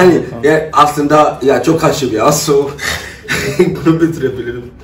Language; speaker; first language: Turkish; non-native, learner; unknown